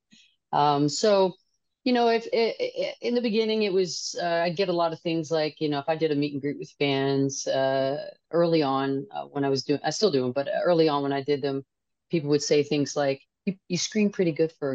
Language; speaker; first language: English; native; English